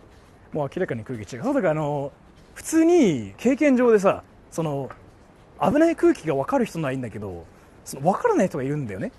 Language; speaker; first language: Japanese; native; Japanese